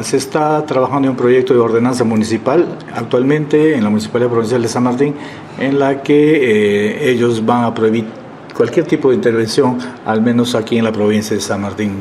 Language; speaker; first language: Spanish; native; Spanish